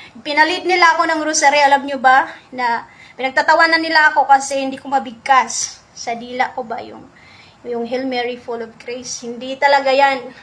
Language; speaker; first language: Filipino; non-native, local second language; Cebuano